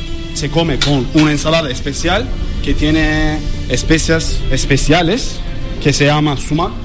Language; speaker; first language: Spanish; non-native, learner; Turkish